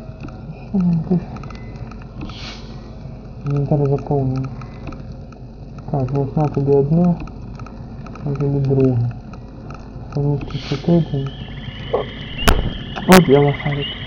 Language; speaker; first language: Russian; native; Russian